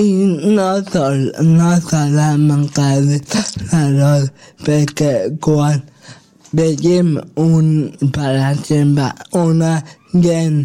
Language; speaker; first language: Catalan; non-native, local second language; Spanish